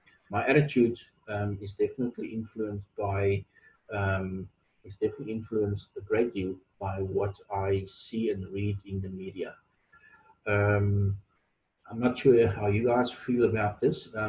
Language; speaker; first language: English; non-native, local second language; Afrikaans